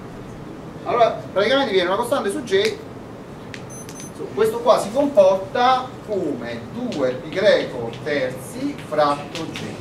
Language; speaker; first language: Italian; native; Italian